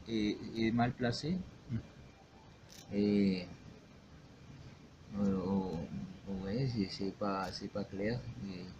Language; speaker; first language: French; non-native, learner; Spanish